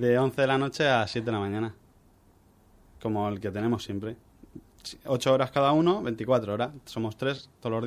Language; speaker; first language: Spanish; native; Spanish